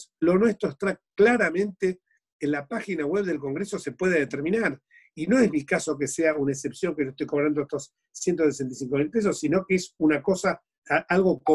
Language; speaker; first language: Spanish; native; Spanish